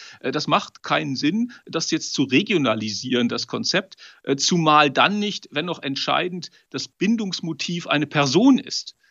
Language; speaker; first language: German; native; German